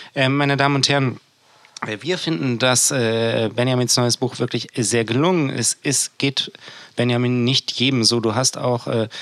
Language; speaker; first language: German; native; German